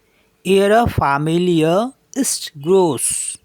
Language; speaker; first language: German; non-native, fluent; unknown